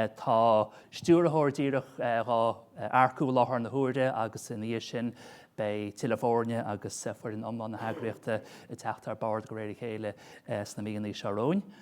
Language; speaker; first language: Irish; native; Irish